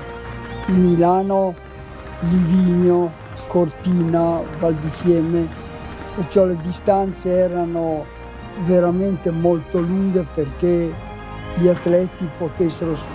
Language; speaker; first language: Italian; native; Italian